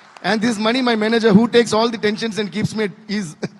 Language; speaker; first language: English; non-native, local second language; Telugu